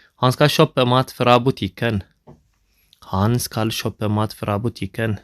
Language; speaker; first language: Norwegian; non-native, learner; Tigrinya